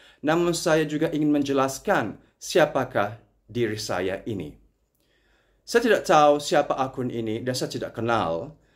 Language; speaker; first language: Indonesian; non-native, fluent; Italian